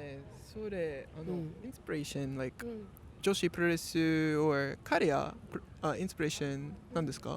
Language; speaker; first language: Japanese; non-native, learner; English